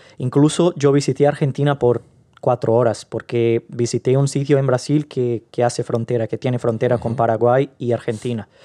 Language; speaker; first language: Spanish; non-native, fluent; Portuguese